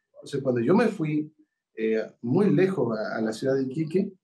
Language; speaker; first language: Spanish; native; Spanish